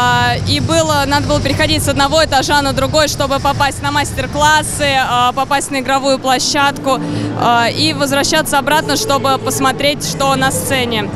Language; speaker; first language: Russian; native; Russian